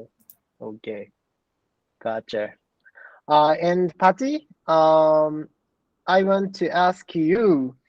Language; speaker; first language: English; non-native, learner; Japanese